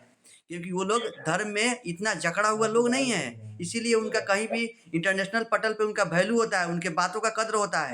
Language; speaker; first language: Hindi; native; Hindi